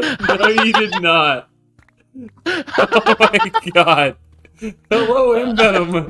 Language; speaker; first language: English; native; English